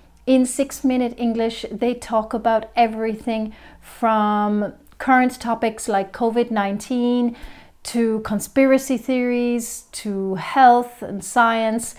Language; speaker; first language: English; native; English